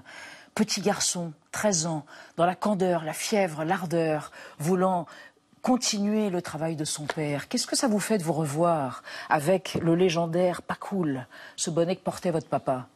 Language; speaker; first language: French; native; French